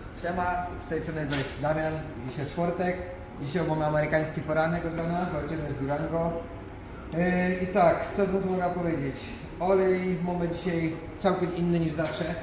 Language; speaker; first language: Polish; native; Polish